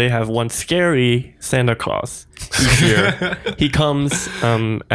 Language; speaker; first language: English; non-native, fluent; Chinese